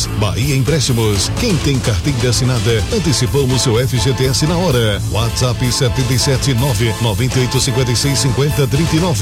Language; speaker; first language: Portuguese; native; Portuguese